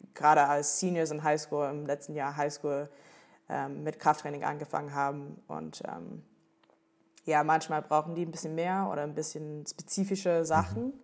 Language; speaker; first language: German; non-native, fluent; English